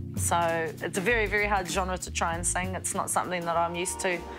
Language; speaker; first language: English; native; English